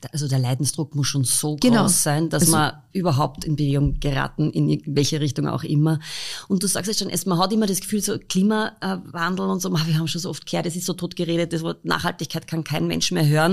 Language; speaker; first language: German; native; German